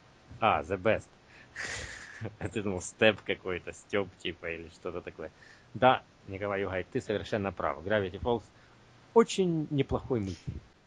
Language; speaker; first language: Russian; native; Russian